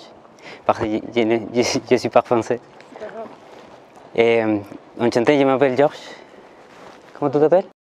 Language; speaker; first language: French; non-native, learner; Spanish